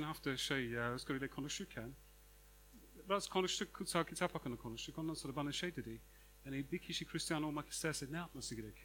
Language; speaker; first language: Turkish; non-native, fluent; English